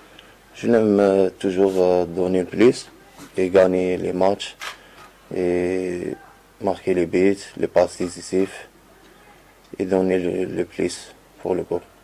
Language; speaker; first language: French; non-native, learner; Arabic